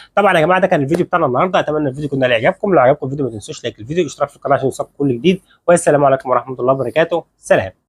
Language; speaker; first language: Arabic; native; Arabic